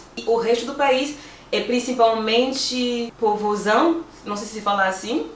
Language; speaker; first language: Portuguese; non-native, fluent; French